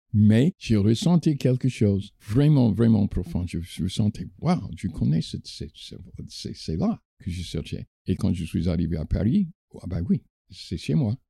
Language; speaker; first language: French; non-native, fluent; English